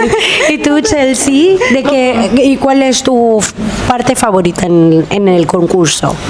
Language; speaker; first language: Spanish; non-native, fluent; Filipino